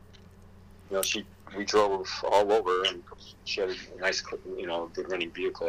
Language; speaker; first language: English; early bilingual, other home language; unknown